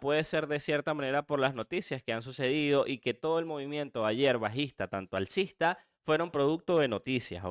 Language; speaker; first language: Spanish; native; Spanish